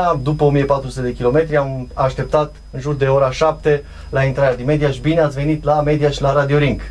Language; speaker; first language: Romanian; native; Romanian